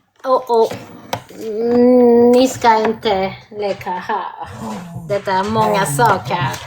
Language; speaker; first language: Swedish; non-native, learner; French